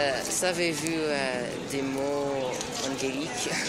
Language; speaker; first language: French; non-native, learner; English